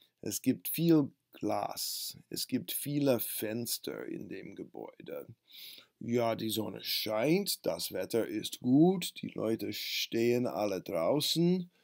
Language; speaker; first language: German; non-native, fluent; English